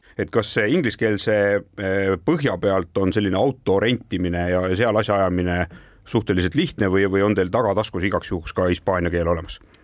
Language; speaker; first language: Estonian; native; Estonian